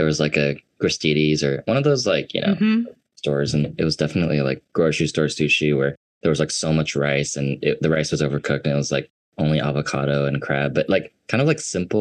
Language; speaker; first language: English; native; English